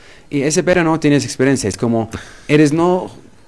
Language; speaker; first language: Spanish; non-native, learner; Arabic